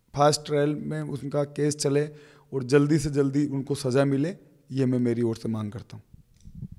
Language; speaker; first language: Hindi; native; Hindi